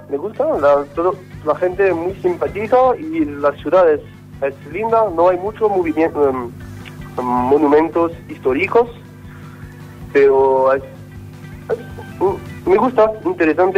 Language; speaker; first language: Spanish; non-native, learner; French